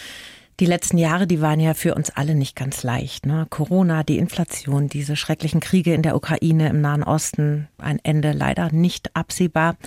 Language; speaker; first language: German; native; German